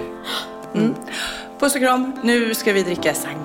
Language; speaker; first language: Swedish; native; Swedish